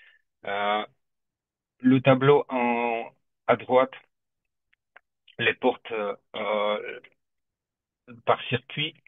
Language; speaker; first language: French; non-native, fluent; Russian